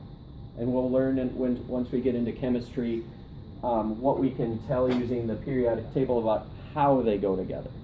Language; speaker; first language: English; native; English